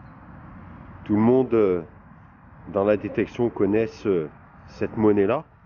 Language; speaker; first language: French; native; French